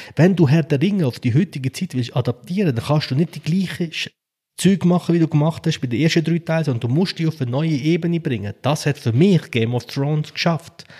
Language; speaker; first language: German; early bilingual, other home language; Albanian